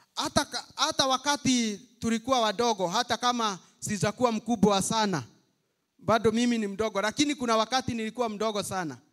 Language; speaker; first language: Swahili; non-native, local second language; Kikuyu